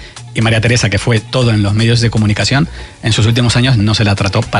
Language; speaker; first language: Spanish; native; Spanish